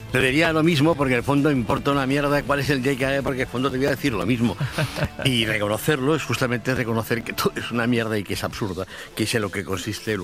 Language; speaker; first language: Spanish; native; Spanish